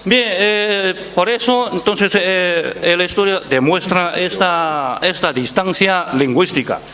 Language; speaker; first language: Spanish; non-native, fluent; Chinese